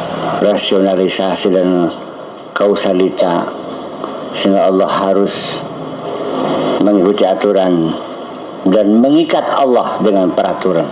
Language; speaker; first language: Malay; non-native, local second language; Javanese